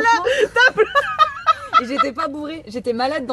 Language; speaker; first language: French; native; French